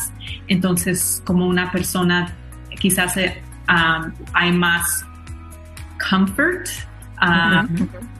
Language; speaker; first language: Spanish; early bilingual, heritage; Spanish